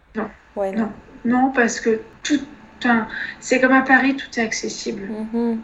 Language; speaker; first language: French; native; French